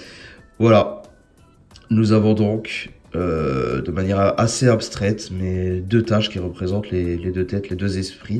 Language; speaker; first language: French; native; French